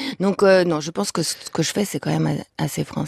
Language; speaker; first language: French; non-native, fluent; Lithuanian